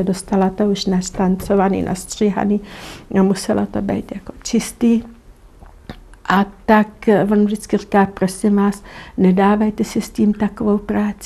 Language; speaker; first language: Czech; non-native, local second language; German